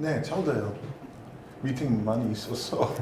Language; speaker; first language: Korean; non-native, learner; English